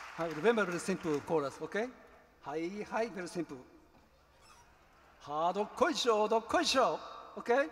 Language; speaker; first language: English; non-native, learner; Japanese